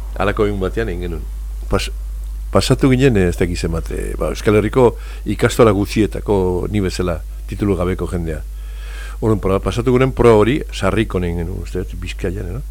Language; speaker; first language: Basque; native; Basque